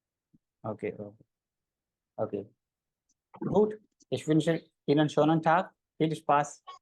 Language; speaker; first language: German; non-native, fluent; Hindi